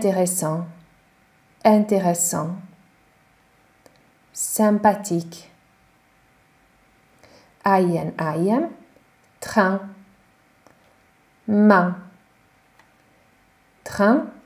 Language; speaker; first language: French; non-native, fluent; Hungarian